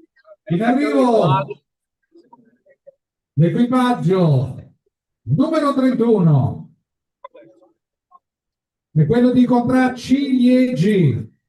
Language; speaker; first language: Italian; native; Italian